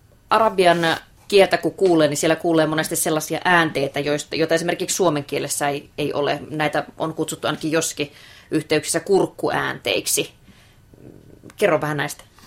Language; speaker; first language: Finnish; native; Finnish